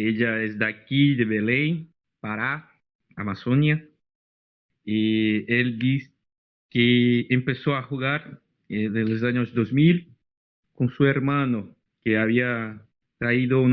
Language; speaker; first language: Spanish; non-native, fluent; Portuguese